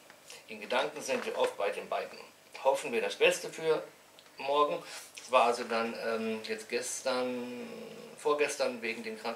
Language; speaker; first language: German; native; German